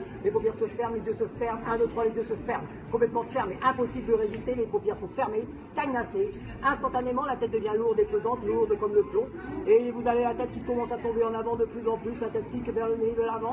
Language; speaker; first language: French; native; French